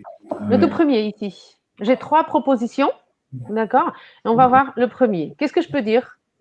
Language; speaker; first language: French; non-native, fluent; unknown